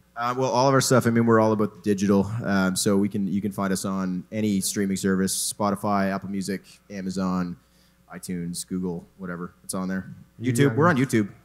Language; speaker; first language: English; native; English